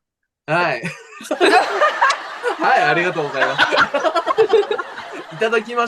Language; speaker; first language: Japanese; native; Japanese